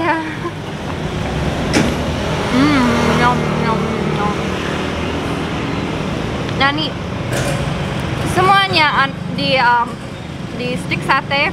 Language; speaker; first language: Indonesian; non-native, learner; English